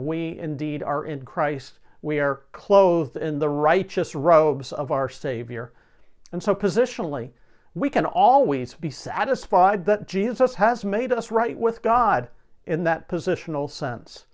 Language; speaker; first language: English; native; English